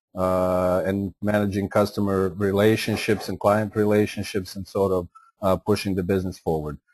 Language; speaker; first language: English; non-native, fluent; Croatian